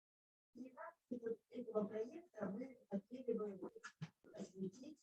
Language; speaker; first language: Russian; native; Russian